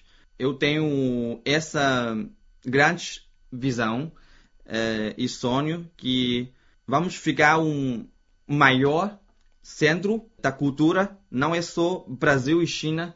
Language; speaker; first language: Portuguese; non-native, fluent; Chinese